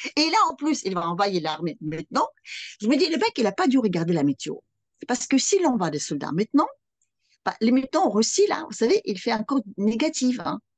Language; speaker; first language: French; non-native, fluent; Russian